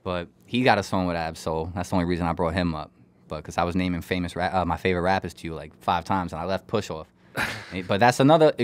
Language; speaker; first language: English; native; English